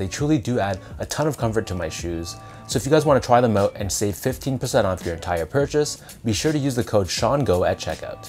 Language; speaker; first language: English; native; English